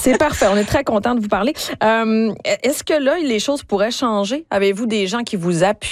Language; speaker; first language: French; native; French